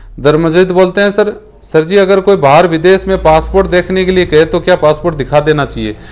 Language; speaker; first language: Hindi; native; Hindi